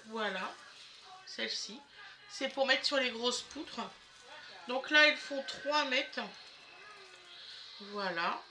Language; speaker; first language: French; native; French